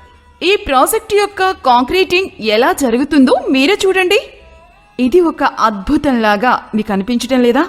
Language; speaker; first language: Telugu; native; Telugu